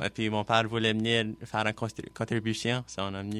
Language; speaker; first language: French; non-native, local second language; English